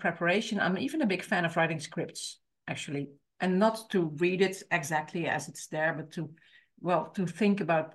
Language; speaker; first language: English; non-native, fluent; Dutch